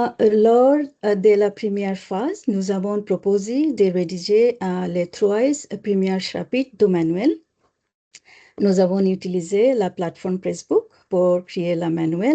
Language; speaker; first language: French; non-native, learner; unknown